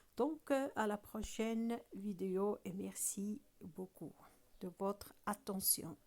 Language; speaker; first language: French; non-native, local second language; Arabic